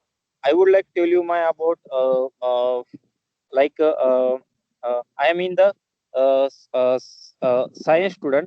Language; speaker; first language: English; non-native, learner; Marathi